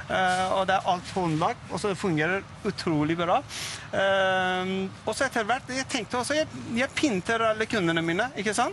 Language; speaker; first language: Norwegian; non-native, fluent; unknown